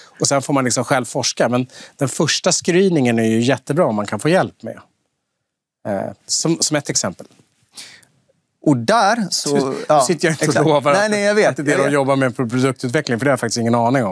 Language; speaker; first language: Swedish; native; Swedish